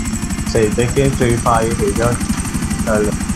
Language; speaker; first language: Chinese; native; Chinese